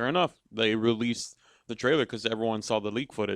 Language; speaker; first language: English; native; English